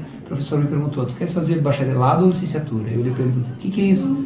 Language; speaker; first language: Portuguese; native; Portuguese